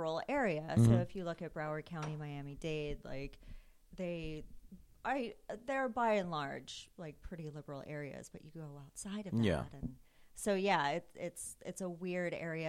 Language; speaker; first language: English; native; English